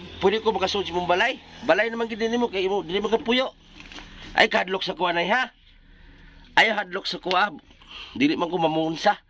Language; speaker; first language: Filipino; non-native, local second language; Cebuano